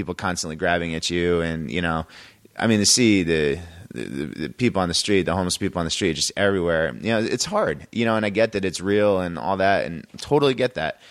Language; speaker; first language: English; native; English